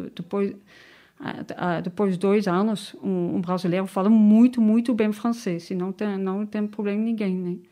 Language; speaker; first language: Portuguese; non-native, learner; Dutch